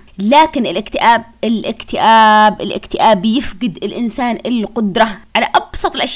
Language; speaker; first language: Arabic; native; Arabic